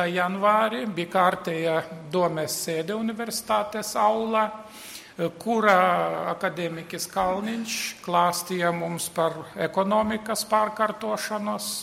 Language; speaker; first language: Latvian; native; Latvian